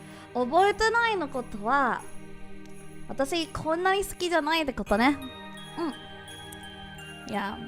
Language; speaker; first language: Japanese; non-native, learner; English